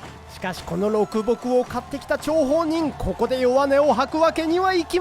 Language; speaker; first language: Japanese; native; Japanese